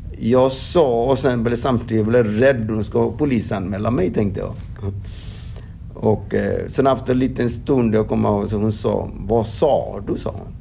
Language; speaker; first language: Swedish; non-native, fluent; Odia